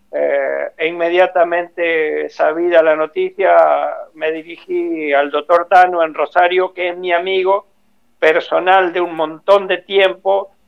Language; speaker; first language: Spanish; native; Spanish